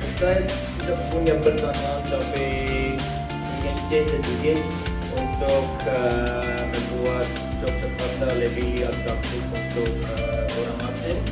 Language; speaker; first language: Indonesian; non-native, learner; English